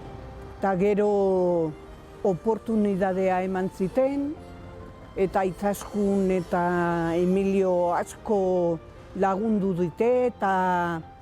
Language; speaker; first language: Basque; non-native, local second language; Spanish